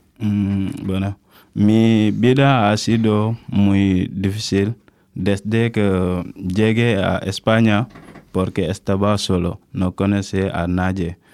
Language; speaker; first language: Spanish; non-native, learner; Wolof